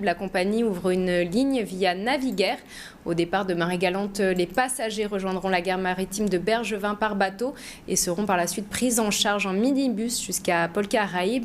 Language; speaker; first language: French; native; French